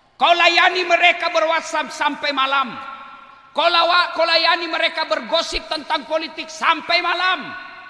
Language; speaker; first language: Indonesian; non-native, local second language; Buginese